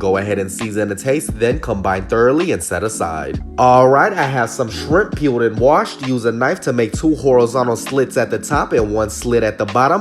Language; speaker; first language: English; native; English